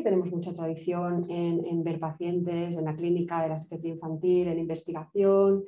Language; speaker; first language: Spanish; native; Spanish